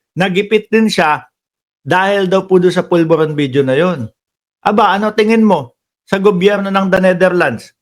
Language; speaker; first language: Filipino; native; Filipino